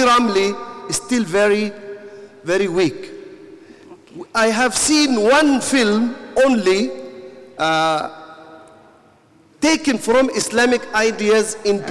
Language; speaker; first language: English; non-native, fluent; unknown